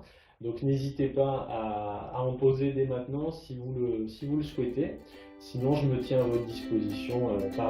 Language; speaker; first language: French; native; French